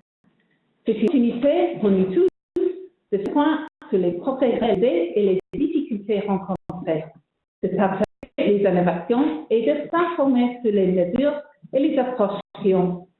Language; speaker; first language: French; non-native, fluent; English